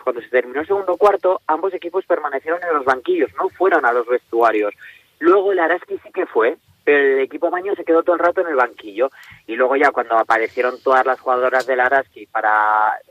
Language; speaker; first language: Spanish; native; Spanish